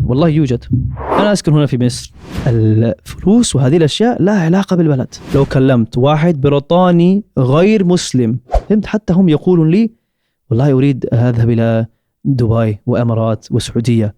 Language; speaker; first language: Arabic; non-native, fluent; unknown